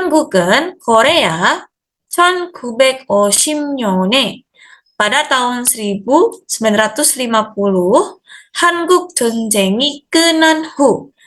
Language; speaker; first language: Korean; non-native, fluent; Indonesian